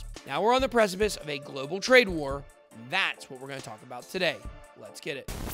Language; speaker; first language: English; native; English